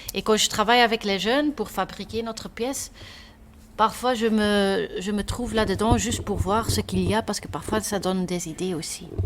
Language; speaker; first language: French; non-native, local second language; Dutch